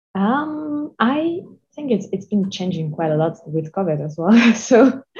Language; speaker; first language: English; non-native, fluent; Russian